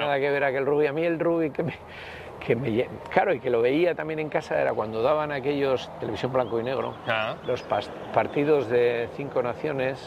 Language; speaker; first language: Spanish; native; Spanish